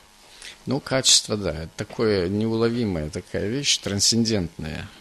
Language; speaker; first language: Russian; native; Russian